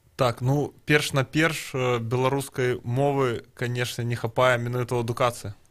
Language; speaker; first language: Belarusian; non-native, local second language; Russian